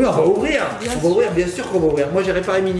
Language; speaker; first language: French; native; French